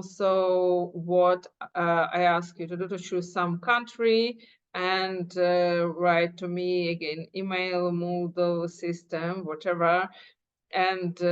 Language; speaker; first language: English; non-native, fluent; Ukrainian